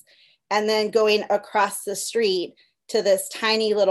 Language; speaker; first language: English; early bilingual, other home language; Spanish